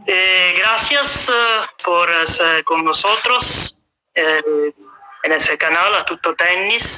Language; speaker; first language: Spanish; non-native, fluent; Italian